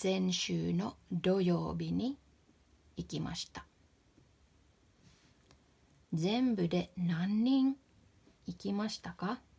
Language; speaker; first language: Japanese; non-native, fluent; Finnish